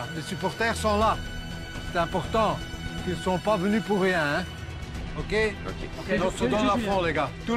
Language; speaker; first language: French; non-native, local second language; Dutch